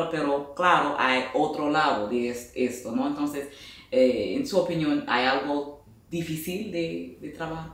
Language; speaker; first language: Spanish; non-native, fluent; English